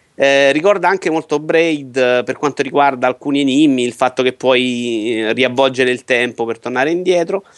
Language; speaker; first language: Italian; native; Italian